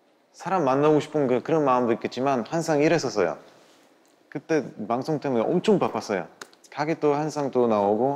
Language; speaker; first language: Korean; non-native, learner; Bulgarian